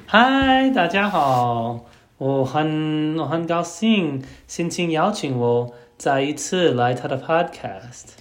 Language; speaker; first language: Chinese; non-native, learner; English